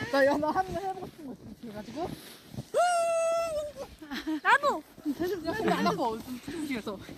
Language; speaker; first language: Korean; early bilingual, other home language; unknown